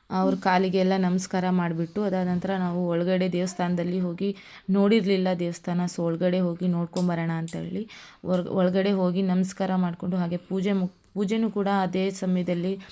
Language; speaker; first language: Kannada; non-native, local second language; Lambadi